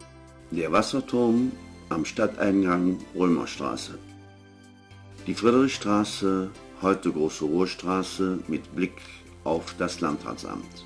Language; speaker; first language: German; native; German